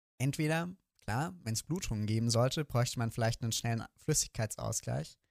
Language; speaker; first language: German; native; German